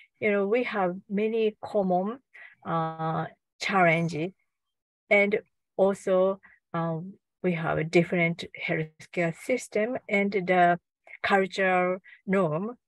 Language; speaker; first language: English; non-native, learner; Japanese